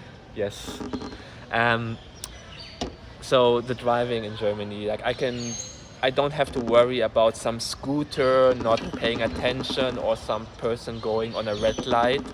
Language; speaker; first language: English; non-native, fluent; German